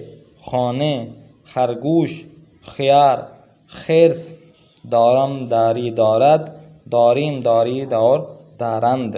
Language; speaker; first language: Persian; non-native, learner; Urdu